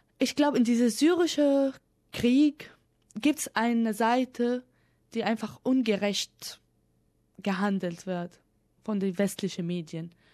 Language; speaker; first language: German; non-native, fluent; Arabic